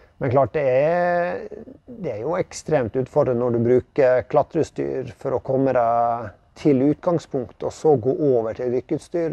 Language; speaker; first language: Norwegian; native; Norwegian